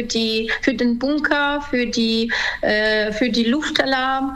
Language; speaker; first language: German; non-native, fluent; Ukrainian